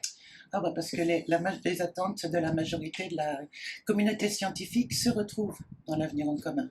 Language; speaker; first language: French; native; French